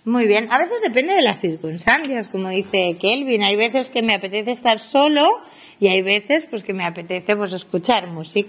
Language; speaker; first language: Spanish; native; Spanish